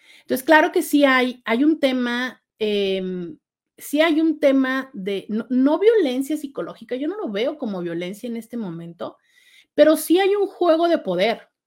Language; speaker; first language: Spanish; native; Spanish